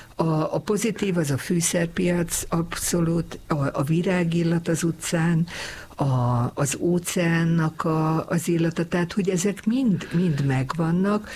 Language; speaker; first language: Hungarian; native; Hungarian